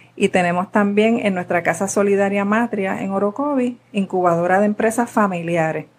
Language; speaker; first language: Spanish; native; Spanish